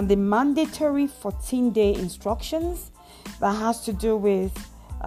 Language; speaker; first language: English; non-native, local second language; Yoruba